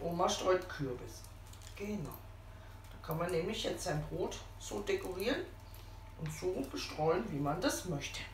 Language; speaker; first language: German; native; German